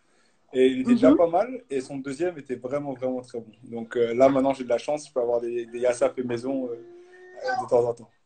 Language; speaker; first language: French; native; French